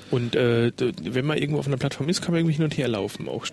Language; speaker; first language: German; native; German